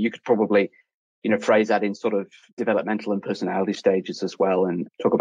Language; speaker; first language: English; native; English